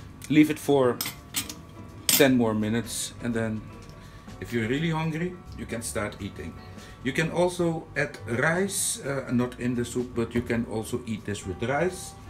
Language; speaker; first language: English; non-native, fluent; Dutch